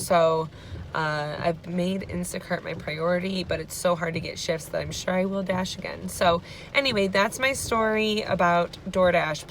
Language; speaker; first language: English; native; English